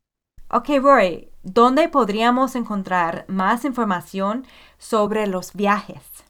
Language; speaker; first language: Spanish; non-native, fluent; English